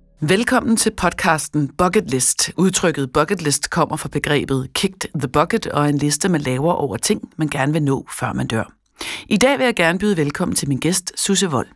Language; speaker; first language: Danish; native; Danish